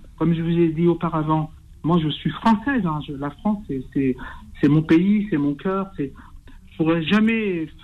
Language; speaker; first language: French; native; French